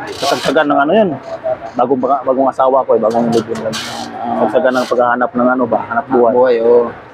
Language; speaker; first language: Filipino; non-native, local second language; Cebuano